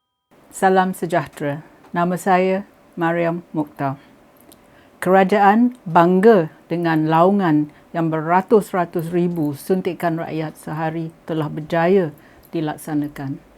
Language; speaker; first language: Malay; native; Malay